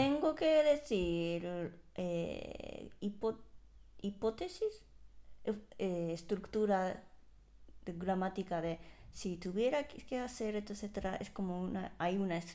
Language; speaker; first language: Spanish; non-native, fluent; Japanese